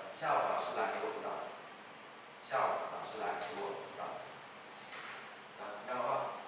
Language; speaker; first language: Chinese; non-native, fluent; Vietnamese